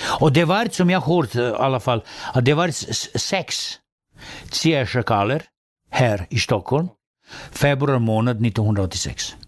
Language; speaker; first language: Swedish; non-native, fluent; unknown